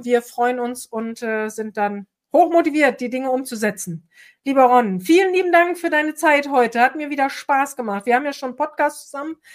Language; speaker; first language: German; native; German